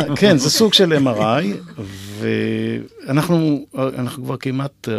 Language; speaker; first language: Hebrew; native; Hebrew